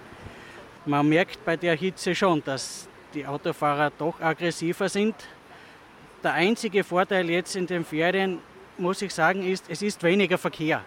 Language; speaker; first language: German; native; German